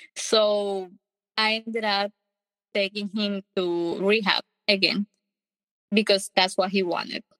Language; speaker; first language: English; non-native, fluent; Spanish